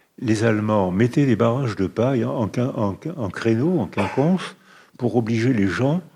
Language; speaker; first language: French; native; French